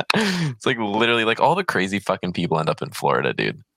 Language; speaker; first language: English; non-native, fluent; Polish